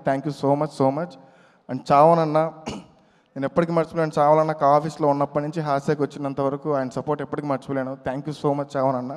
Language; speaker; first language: Telugu; native; Telugu